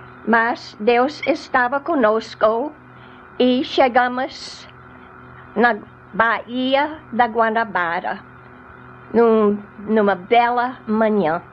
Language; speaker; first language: Portuguese; non-native, fluent; English